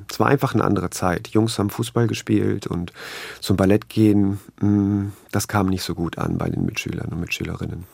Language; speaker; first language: German; native; German